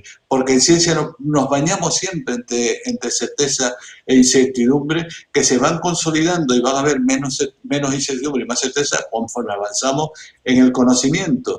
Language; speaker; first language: Spanish; native; Spanish